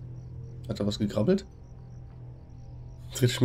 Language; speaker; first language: German; native; German